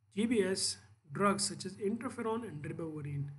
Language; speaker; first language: English; non-native, local second language; Urdu